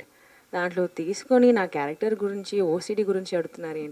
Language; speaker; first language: Telugu; non-native, fluent; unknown